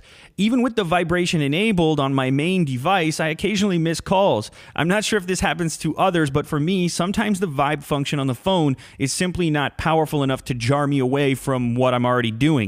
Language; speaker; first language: English; native; English